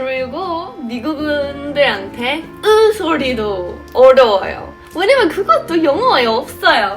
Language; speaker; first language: Korean; non-native, fluent; English